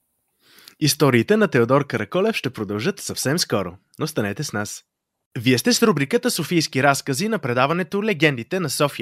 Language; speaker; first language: Bulgarian; native; Bulgarian